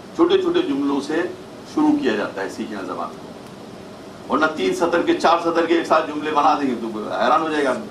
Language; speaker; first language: Urdu; native; Urdu